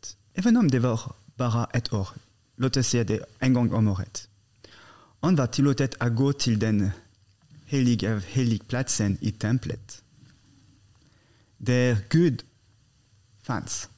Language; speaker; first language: Swedish; non-native, fluent; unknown